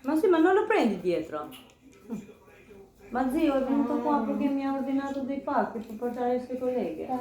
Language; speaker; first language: Italian; non-native, fluent; Albanian